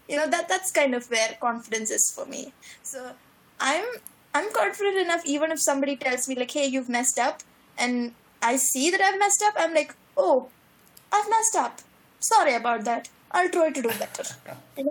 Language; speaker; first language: English; non-native, local second language; Malayalam